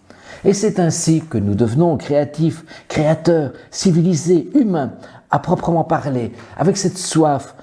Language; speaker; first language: French; native; French